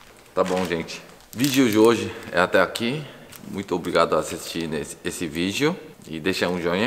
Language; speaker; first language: Portuguese; non-native, learner; Korean